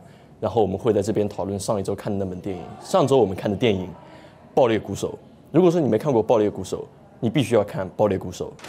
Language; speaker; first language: Chinese; native; Chinese